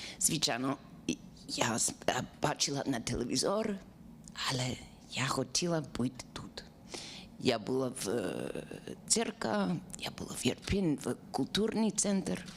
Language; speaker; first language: Ukrainian; non-native, learner; English